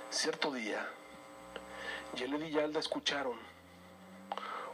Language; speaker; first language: Spanish; native; Spanish